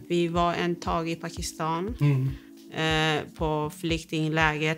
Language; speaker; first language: Swedish; non-native, fluent; Persian